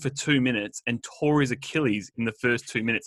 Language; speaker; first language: English; native; English